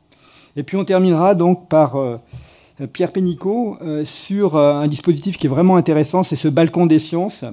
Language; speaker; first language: French; native; French